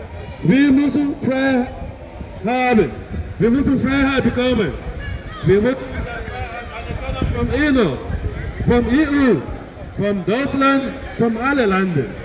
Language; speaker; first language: German; non-native, learner; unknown